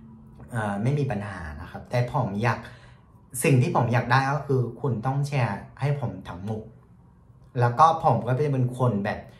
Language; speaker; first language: Thai; non-native, fluent; Vietnamese